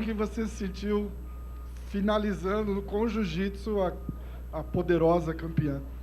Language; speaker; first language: Portuguese; native; Portuguese